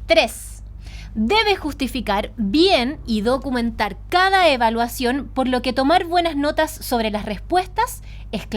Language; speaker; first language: Spanish; native; Spanish